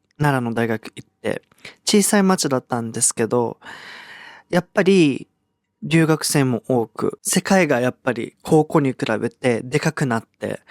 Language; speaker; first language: Japanese; early bilingual, other home language; Portuguese